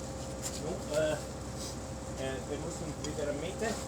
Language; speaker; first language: German; non-native, learner; Latvian